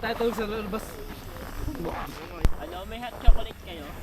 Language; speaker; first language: Filipino; native; Filipino